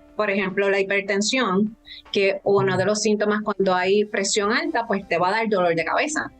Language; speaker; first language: Spanish; native; Spanish